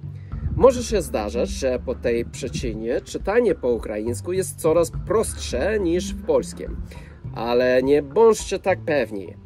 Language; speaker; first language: Polish; non-native, fluent; English